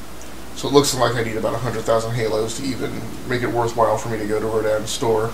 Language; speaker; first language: English; native; English